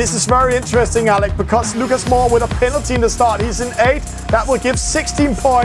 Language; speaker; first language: English; non-native, fluent; Danish